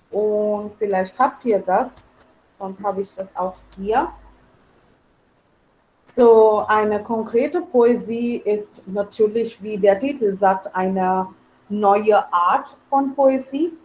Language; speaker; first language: German; non-native, fluent; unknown